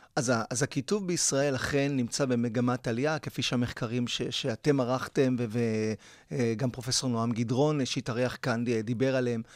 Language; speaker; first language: Hebrew; early bilingual, other home language; Spanish